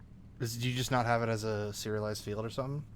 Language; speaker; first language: English; native; English